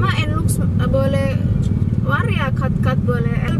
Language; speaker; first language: Turkish; non-native, learner; Indonesian